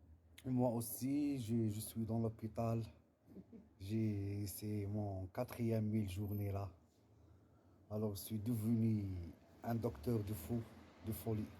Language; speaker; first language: French; non-native, learner; Arabic